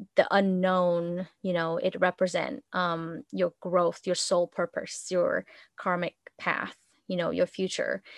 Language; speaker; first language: English; non-native, fluent; Vietnamese